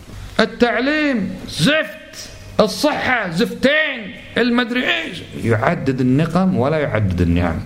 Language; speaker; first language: Arabic; native; Arabic